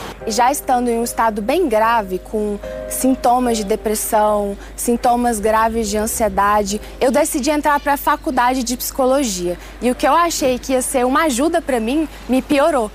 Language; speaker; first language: Portuguese; early bilingual, other home language; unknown